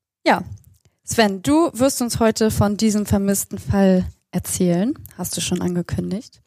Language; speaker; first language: German; native; German